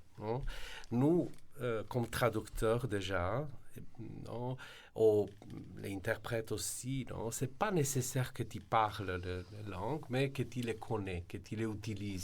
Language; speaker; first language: French; non-native, fluent; Slovenian